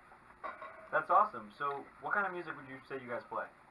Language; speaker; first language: English; native; English